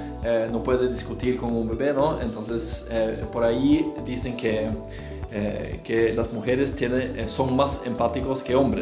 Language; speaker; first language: Spanish; non-native, fluent; Norwegian